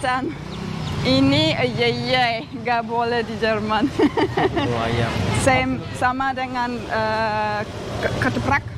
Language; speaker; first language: Indonesian; non-native, learner; German